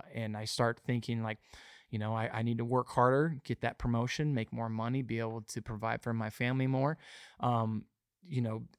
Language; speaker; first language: English; native; English